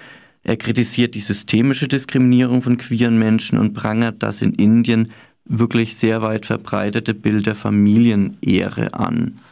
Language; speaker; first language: German; native; German